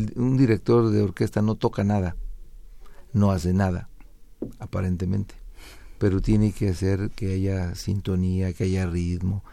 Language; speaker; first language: Spanish; native; Spanish